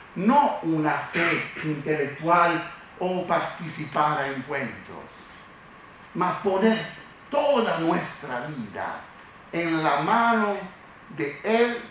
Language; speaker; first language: Spanish; non-native, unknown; Italian